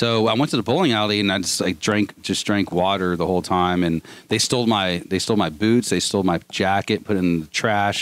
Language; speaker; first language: English; native; English